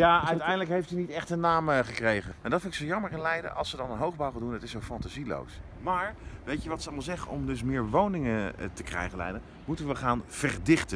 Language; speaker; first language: Dutch; native; Dutch